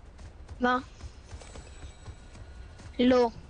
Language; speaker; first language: Hebrew; native; Hebrew